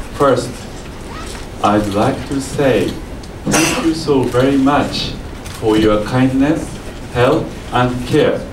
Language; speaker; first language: English; non-native, learner; Japanese